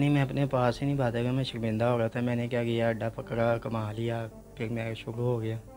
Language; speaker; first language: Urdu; non-native, local second language; Punjabi